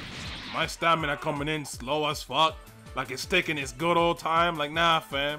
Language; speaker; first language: English; native; English